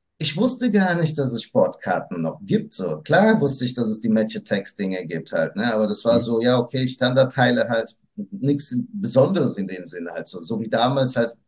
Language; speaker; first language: German; early bilingual, other home language; Portuguese